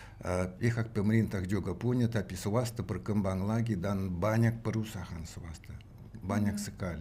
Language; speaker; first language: Indonesian; non-native, learner; Russian